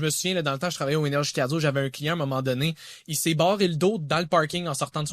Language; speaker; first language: French; native; French